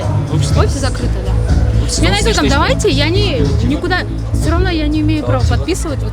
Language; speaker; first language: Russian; non-native, local second language; Kyrgyz